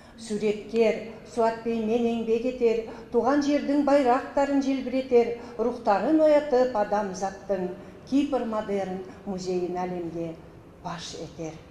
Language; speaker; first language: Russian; non-native, local second language; Kazakh